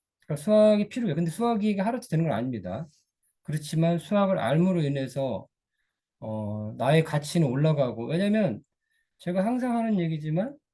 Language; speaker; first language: Korean; native; Korean